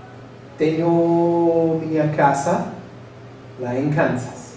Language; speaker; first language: Portuguese; non-native, fluent; English